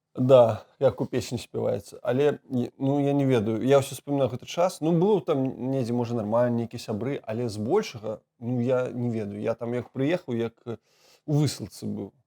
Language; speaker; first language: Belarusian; native; Belarusian